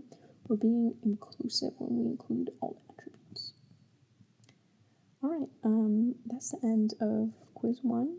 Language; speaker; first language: English; native; English